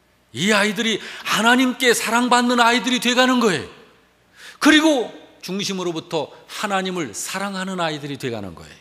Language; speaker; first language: Korean; native; Korean